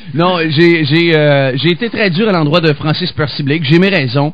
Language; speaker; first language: French; native; French